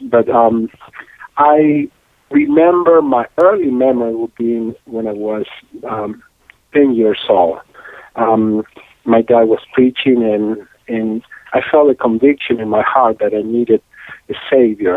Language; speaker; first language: English; non-native, fluent; Spanish